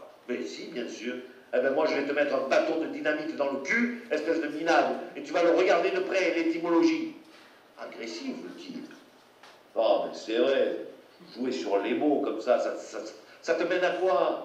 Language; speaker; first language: French; native; French